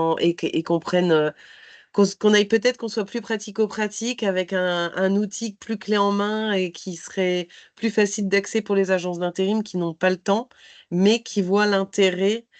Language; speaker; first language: French; native; French